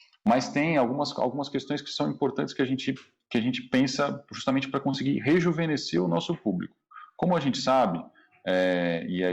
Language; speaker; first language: Portuguese; native; Portuguese